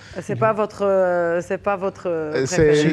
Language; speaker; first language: French; non-native, local second language; Arabic